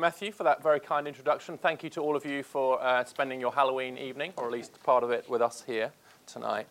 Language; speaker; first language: English; native; English